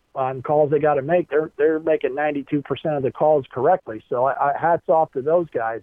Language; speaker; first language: English; native; English